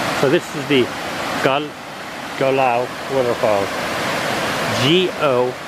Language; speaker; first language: English; native; English